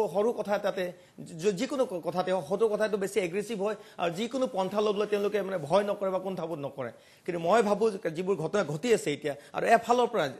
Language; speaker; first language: Assamese; non-native, local second language; Karbi